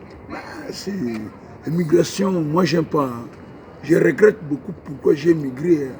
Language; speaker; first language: French; non-native, learner; Portuguese